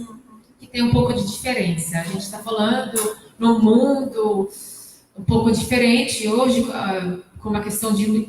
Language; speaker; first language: Portuguese; non-native, fluent; Arabic